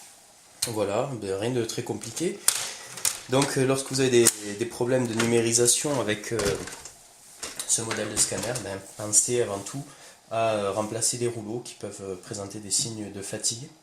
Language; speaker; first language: French; native; French